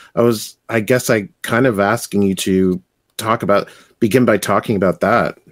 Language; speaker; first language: English; native; English